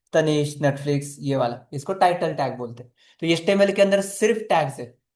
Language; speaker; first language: Hindi; non-native, local second language; Marathi